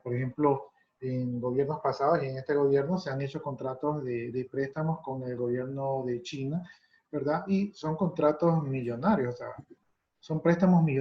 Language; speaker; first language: Spanish; native; Spanish